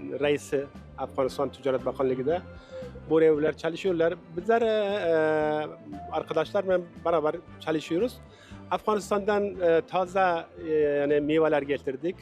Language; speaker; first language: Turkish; non-native, learner; Uzbek